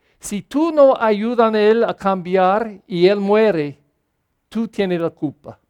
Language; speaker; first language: Spanish; non-native, fluent; English